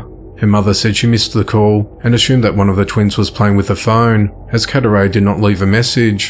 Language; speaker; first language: English; native; English